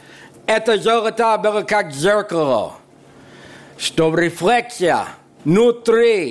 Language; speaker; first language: Russian; non-native, fluent; English